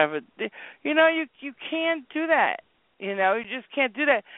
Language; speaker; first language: English; native; English